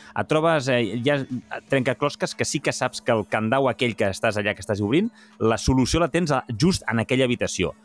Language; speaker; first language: Catalan; native; Catalan